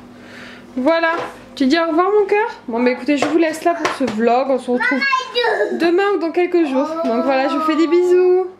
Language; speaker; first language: French; native; French